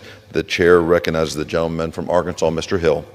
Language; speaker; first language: English; native; English